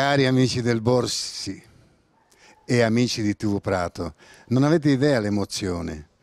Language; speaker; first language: Italian; native; Italian